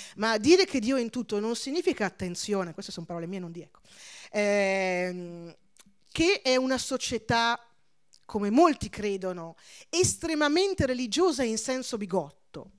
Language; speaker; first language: Italian; early bilingual, other home language; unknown